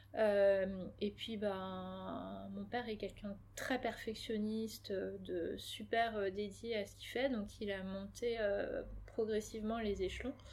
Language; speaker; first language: French; early bilingual, other home language; Portuguese